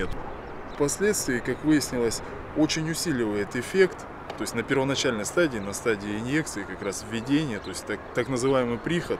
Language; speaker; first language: Russian; native; Russian